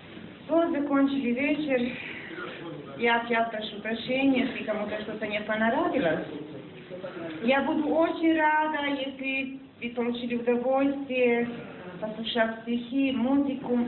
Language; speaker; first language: Russian; non-native, fluent; Serbian